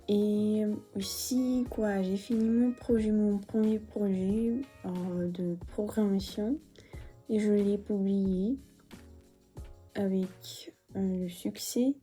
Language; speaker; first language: French; non-native, fluent; Russian